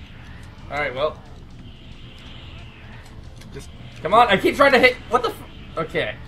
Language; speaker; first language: English; native; English